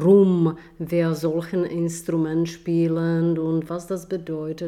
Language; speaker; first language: German; non-native, fluent; Czech